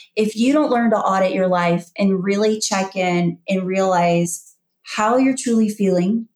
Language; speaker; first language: English; native; English